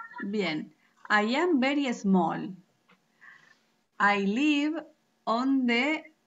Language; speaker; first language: English; non-native, learner; Spanish